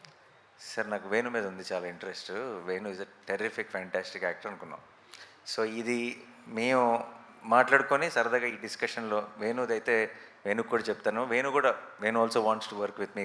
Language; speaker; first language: Telugu; native; Telugu